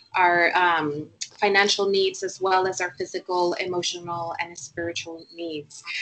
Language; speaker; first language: English; non-native, fluent; Spanish